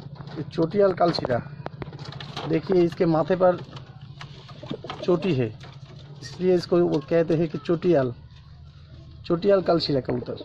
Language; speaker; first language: Hindi; non-native, local second language; Bangla